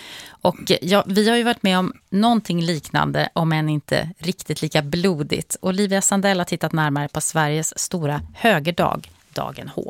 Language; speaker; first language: Swedish; native; Swedish